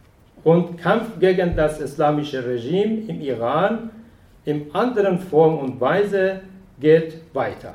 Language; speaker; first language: German; non-native, fluent; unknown